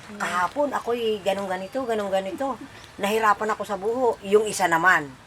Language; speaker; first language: Filipino; non-native, local second language; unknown